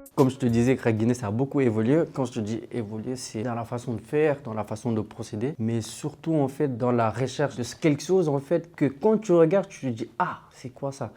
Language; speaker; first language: French; non-native, local second language; Fula